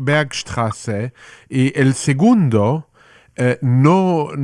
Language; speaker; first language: Spanish; non-native, learner; English